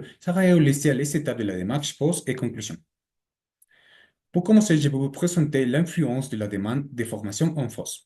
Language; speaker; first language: French; non-native, learner; Spanish